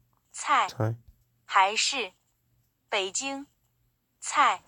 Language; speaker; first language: Chinese; non-native, learner; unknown